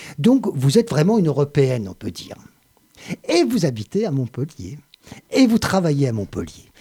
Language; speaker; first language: French; native; French